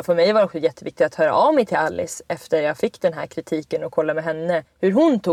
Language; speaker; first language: Swedish; native; Swedish